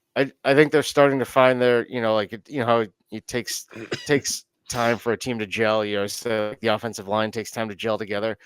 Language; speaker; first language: English; native; English